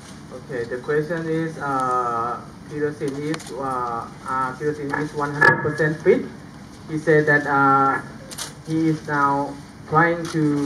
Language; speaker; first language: English; non-native, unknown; Thai